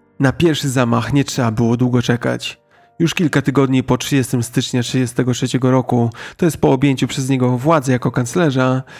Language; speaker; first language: Polish; native; Polish